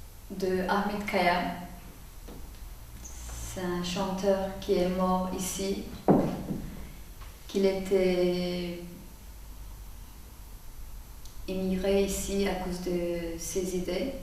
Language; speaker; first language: French; non-native, learner; Turkish